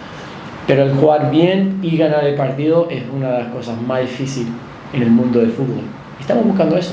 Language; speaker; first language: Spanish; non-native, fluent; English